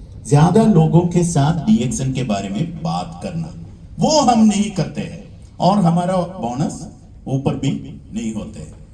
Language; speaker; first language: Hindi; non-native, learner; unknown